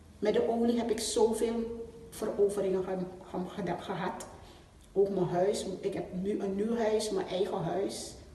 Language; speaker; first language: Dutch; native; Dutch